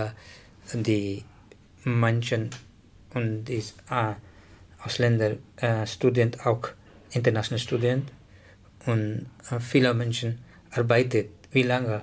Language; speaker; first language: German; non-native, learner; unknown